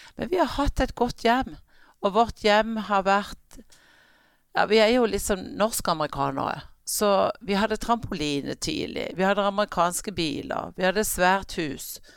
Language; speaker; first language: Norwegian; native; Norwegian